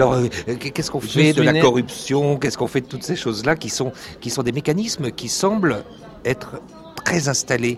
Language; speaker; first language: French; native; French